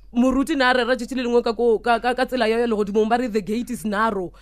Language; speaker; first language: English; non-native, local second language; Northern Sotho